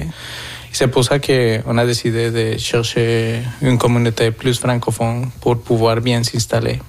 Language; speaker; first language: French; non-native, learner; Spanish